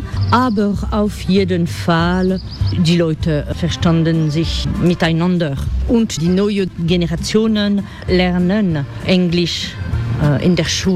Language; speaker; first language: German; non-native, fluent; French